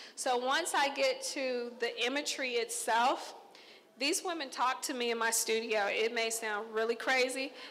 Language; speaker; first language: English; native; English